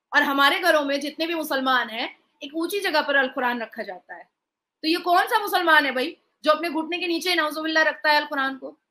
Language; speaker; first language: Hindi; native; Hindi